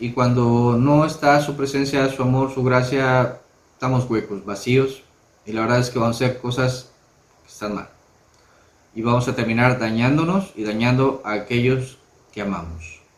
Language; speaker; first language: Spanish; native; Spanish